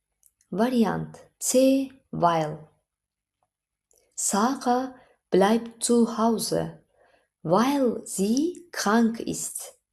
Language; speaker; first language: German; non-native, fluent; Azerbaijani